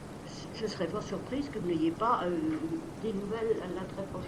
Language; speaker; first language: French; native; French